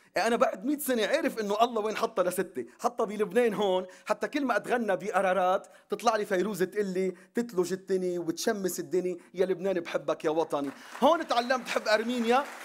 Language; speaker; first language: Arabic; non-native, local second language; Armenian